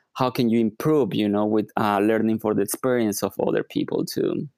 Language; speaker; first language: English; non-native, fluent; Spanish